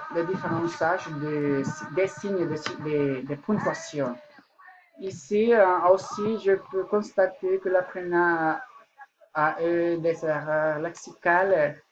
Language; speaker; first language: French; non-native, learner; Spanish